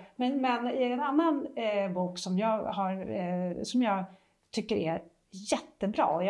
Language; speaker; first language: Swedish; native; Swedish